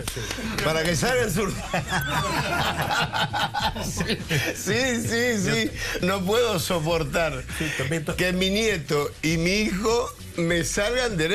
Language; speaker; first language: Spanish; non-native, fluent; Portuguese